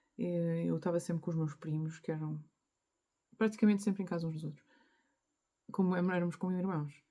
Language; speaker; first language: Portuguese; native; Portuguese